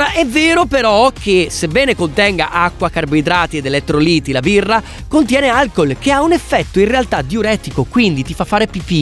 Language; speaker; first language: Italian; native; Italian